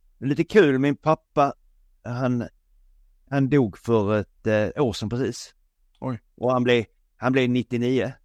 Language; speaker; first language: Swedish; native; Swedish